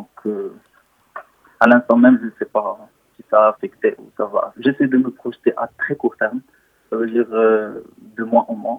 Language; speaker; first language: French; non-native, local second language; Arabic